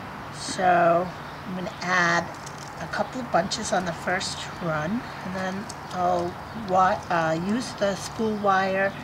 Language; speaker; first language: English; native; English